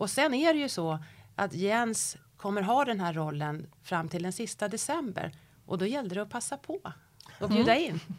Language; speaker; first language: Swedish; native; Swedish